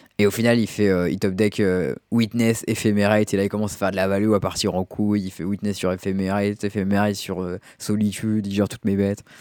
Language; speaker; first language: French; native; French